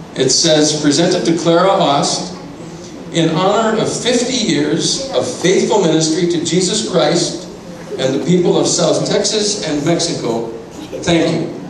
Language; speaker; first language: English; native; English